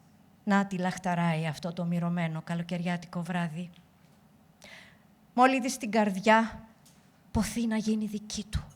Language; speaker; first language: Greek; native; Greek